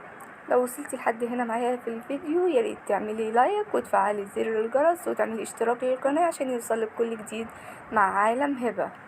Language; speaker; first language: Arabic; native; Arabic